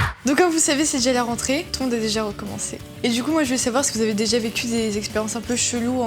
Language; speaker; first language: French; native; French